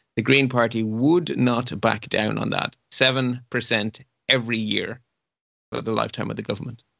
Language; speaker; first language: English; non-native, fluent; Dutch